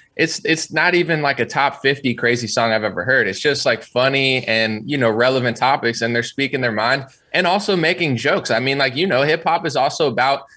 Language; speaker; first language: English; native; English